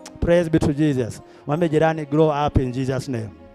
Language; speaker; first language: English; non-native, local second language; Swahili